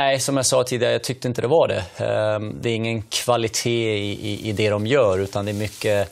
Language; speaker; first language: Swedish; native; Swedish